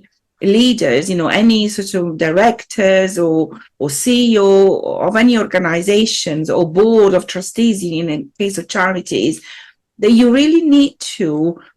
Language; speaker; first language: English; non-native, fluent; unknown